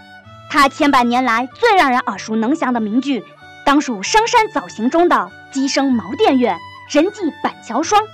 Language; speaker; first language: Chinese; native; Chinese